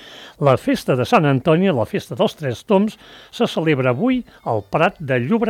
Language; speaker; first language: Catalan; native; Catalan